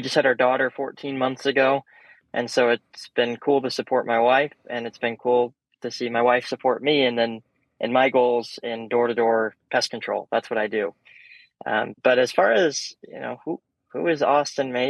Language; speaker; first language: English; native; English